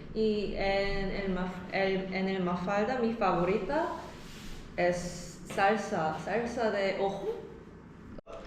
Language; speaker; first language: Spanish; non-native, learner; Korean